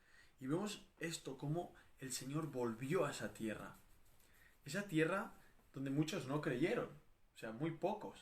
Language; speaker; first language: Spanish; native; Spanish